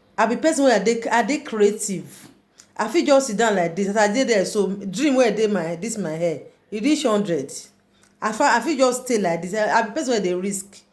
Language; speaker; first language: Nigerian Pidgin; native; Nigerian Pidgin